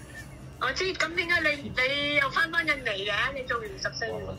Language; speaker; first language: Cantonese; native; Cantonese